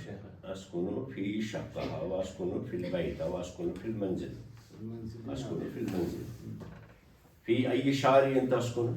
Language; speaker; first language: Arabic; non-native, fluent; Kashmiri